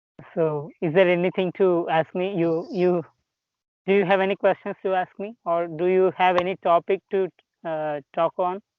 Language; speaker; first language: English; non-native, local second language; Telugu